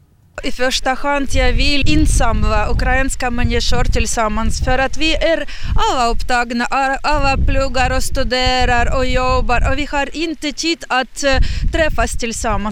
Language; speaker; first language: Swedish; non-native, learner; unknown